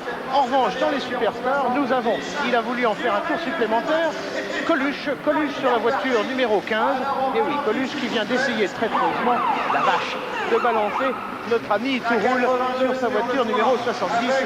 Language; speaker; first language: French; native; French